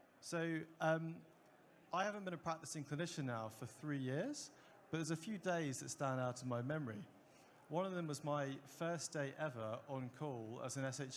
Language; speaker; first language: English; native; English